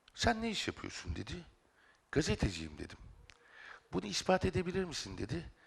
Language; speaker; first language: Turkish; native; Turkish